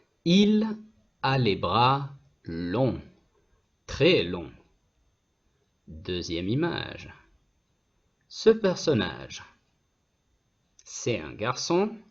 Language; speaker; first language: French; non-native, fluent; Spanish